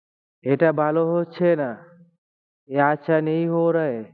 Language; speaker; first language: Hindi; non-native, learner; Bangla